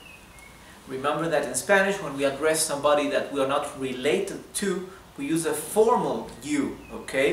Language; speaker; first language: English; non-native, fluent; Spanish